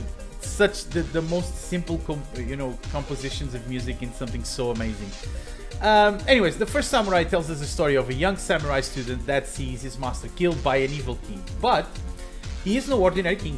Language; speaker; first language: English; non-native, fluent; Portuguese